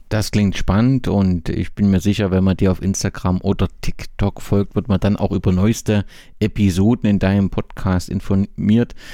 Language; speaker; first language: German; native; German